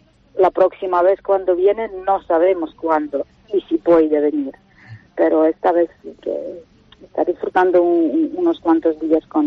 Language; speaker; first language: Spanish; non-native, fluent; Ukrainian